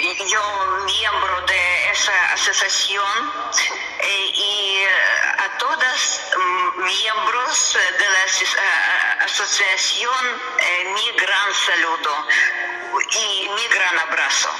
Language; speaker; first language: Spanish; non-native, learner; Russian